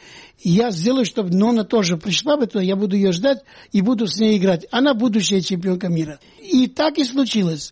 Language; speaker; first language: Russian; non-native, local second language; Georgian